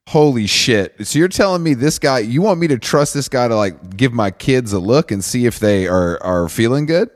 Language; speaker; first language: English; native; English